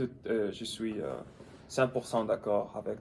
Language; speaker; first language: French; non-native, learner; English